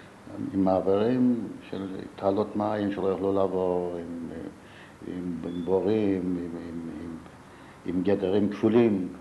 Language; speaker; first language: Hebrew; non-native, fluent; Yiddish